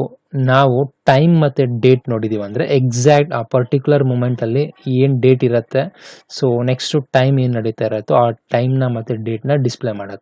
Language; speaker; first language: Kannada; native; Kannada